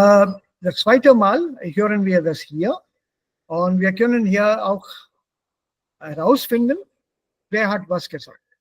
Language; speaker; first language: German; non-native, fluent; Hindi